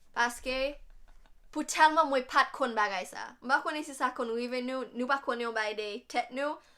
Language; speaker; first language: Haitian Creole; non-native, fluent; English